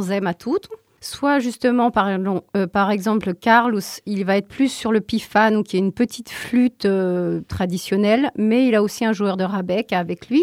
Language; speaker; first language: French; native; French